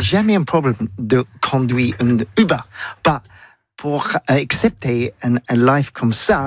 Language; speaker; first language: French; non-native, learner; English